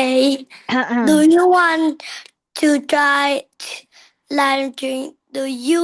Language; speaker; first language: English; non-native, learner; Vietnamese